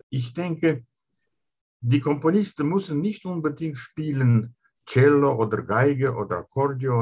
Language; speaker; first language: German; non-native, fluent; Russian